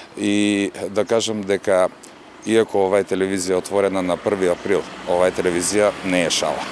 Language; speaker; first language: Macedonian; native; Macedonian